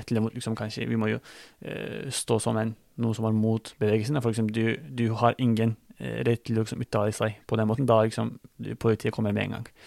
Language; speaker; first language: Norwegian; non-native, fluent; Turkish